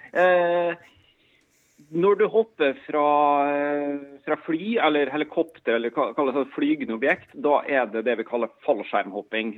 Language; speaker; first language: Norwegian; native; Norwegian